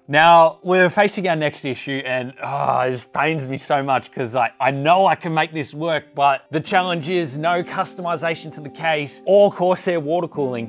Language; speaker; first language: English; native; English